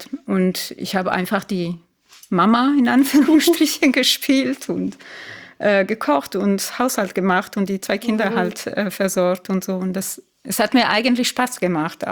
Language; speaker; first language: German; non-native, fluent; Italian